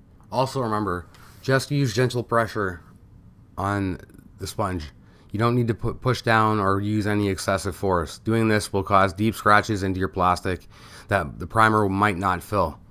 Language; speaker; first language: English; native; English